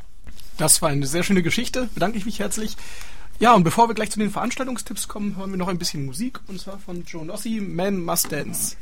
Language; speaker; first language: German; native; German